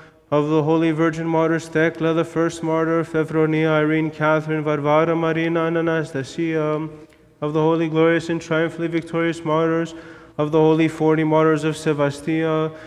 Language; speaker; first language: English; native; English